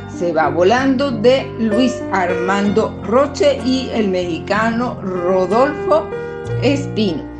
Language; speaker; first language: Spanish; native; Spanish